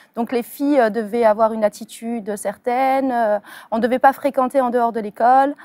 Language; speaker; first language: French; early bilingual, other home language; Arabic